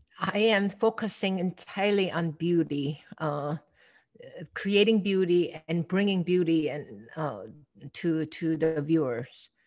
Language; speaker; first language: English; non-native, fluent; Korean